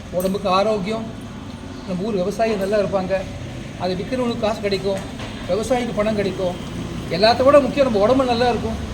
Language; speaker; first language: Tamil; non-native, local second language; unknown